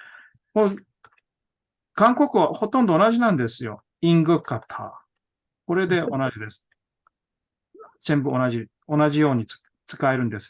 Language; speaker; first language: Japanese; non-native, fluent; Korean